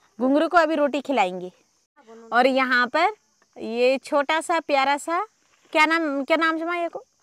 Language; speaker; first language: Hindi; non-native, local second language; Garhwali